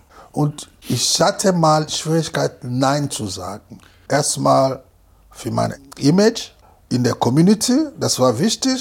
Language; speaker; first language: German; non-native, fluent; Lingala